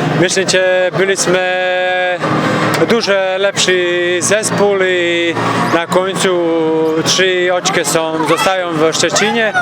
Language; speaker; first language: Polish; non-native, learner; Croatian